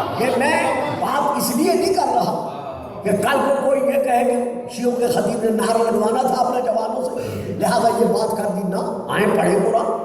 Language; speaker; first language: Urdu; non-native, local second language; Punjabi